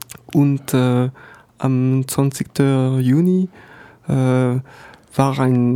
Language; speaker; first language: German; non-native, learner; French